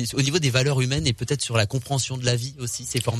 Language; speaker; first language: French; native; French